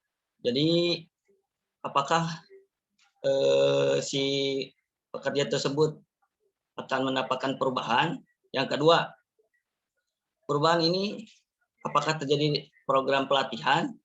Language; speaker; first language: Indonesian; native; Indonesian